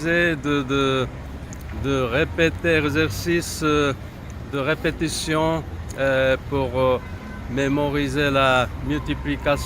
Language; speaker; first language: French; non-native, fluent; Japanese